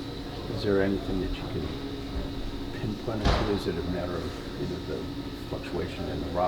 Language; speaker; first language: English; native; English